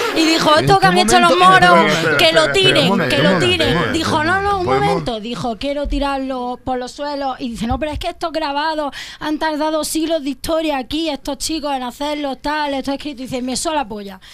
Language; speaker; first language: Spanish; native; Spanish